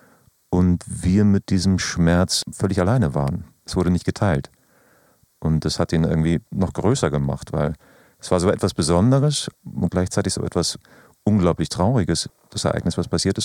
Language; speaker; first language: German; native; German